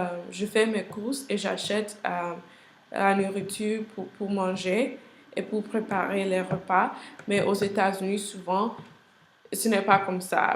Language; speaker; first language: French; non-native, learner; English